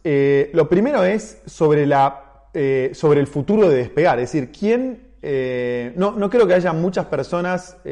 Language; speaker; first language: Spanish; native; Spanish